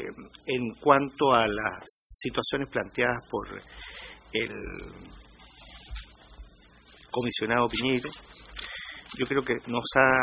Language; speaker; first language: Spanish; native; Spanish